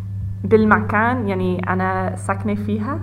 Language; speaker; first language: Arabic; non-native, learner; English